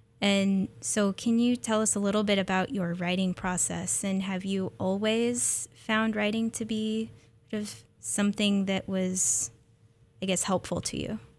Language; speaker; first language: English; native; English